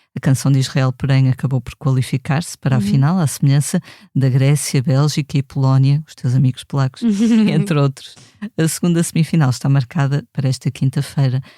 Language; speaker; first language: Portuguese; native; Portuguese